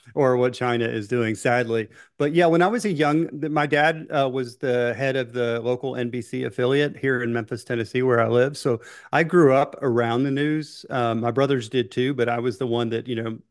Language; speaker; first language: English; native; English